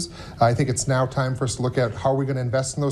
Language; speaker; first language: English; native; English